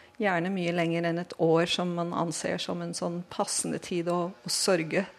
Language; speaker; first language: Norwegian; non-native, fluent; Dutch